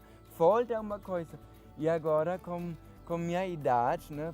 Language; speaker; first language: Portuguese; non-native, learner; German